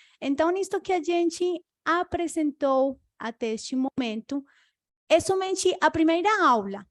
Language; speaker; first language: Portuguese; non-native, fluent; Spanish